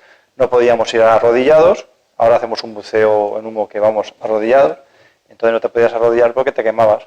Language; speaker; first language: Spanish; native; Spanish